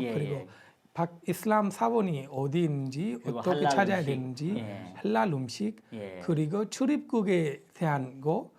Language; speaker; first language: Korean; non-native, fluent; Punjabi